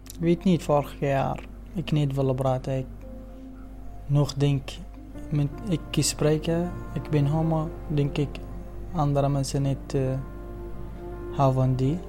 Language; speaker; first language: Dutch; non-native, learner; Arabic